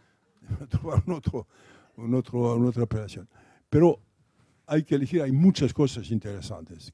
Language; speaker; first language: Spanish; non-native, fluent; Greek